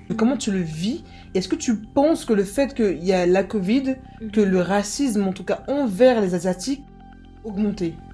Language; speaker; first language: French; native; French